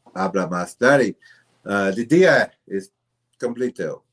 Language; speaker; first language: Spanish; non-native, learner; English